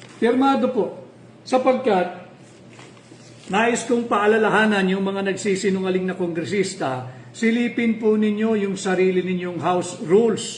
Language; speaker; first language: Filipino; native; Filipino